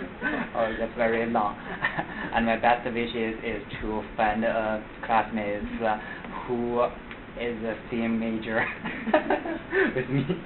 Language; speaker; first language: English; non-native, learner; Chinese